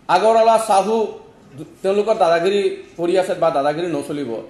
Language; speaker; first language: Assamese; non-native, local second language; Bangla